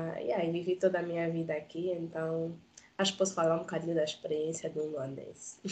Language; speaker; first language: Portuguese; native; Portuguese